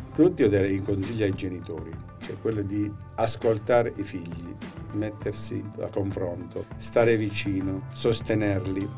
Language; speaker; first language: Italian; native; Italian